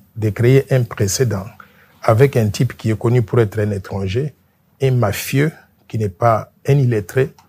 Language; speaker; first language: French; non-native, local second language; Luba-Lulua